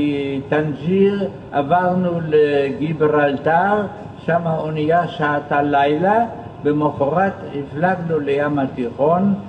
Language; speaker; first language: Hebrew; non-native, fluent; German